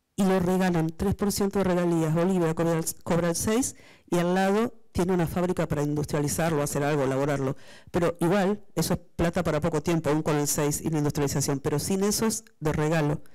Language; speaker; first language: Spanish; native; Spanish